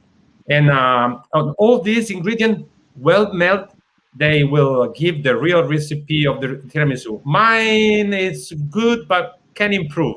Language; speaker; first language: English; non-native, learner; Italian